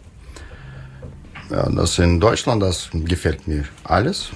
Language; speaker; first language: German; non-native, learner; Russian